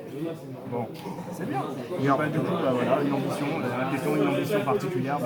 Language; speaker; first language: French; native; French